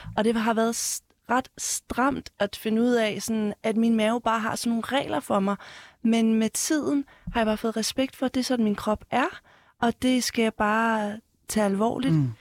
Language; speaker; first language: Danish; early bilingual, heritage; Danish